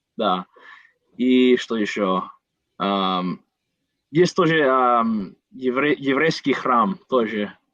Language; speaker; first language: Russian; non-native, learner; English